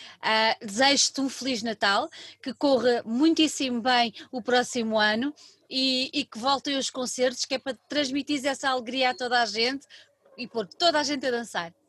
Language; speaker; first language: Portuguese; native; Portuguese